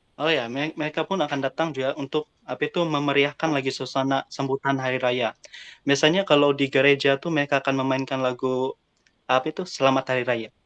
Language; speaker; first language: Malay; non-native, local second language; Central Dusun